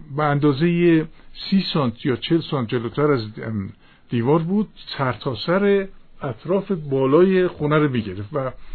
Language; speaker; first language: Persian; native; Persian